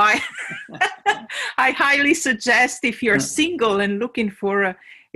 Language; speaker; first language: English; non-native, fluent; Italian